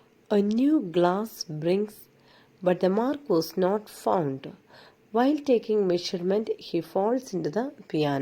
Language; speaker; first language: English; non-native, local second language; Malayalam